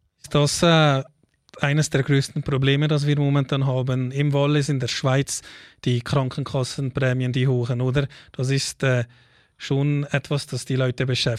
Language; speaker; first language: German; native; German